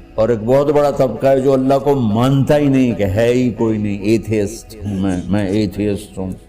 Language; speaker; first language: Urdu; non-native, local second language; Punjabi